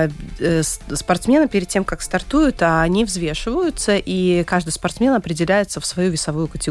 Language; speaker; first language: Russian; native; Russian